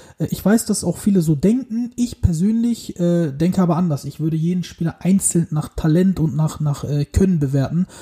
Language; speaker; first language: German; early bilingual, other home language; Turkish